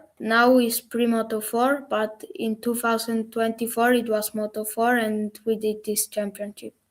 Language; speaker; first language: English; non-native, learner; German